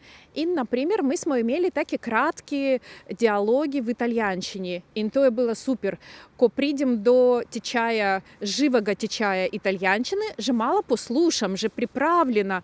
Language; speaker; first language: Slovenian; non-native, local second language; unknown